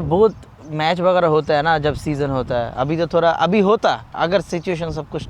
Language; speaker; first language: Hindi; non-native, learner; Bangla